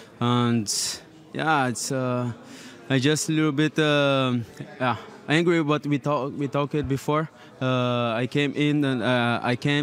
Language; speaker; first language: English; non-native, learner; Portuguese